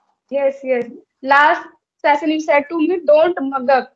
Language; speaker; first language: English; non-native, learner; Hindi